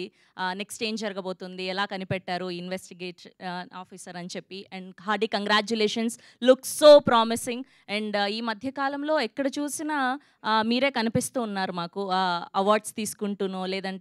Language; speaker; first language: Telugu; native; Telugu